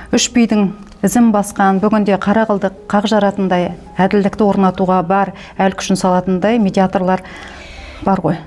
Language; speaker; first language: Kazakh; native; Kazakh